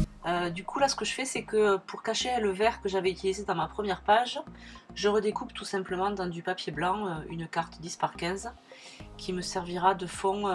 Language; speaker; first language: French; native; French